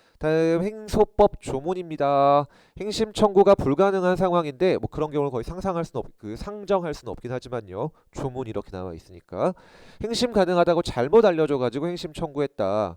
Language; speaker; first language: Korean; native; Korean